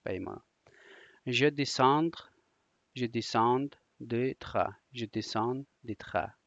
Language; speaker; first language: French; non-native, learner; Persian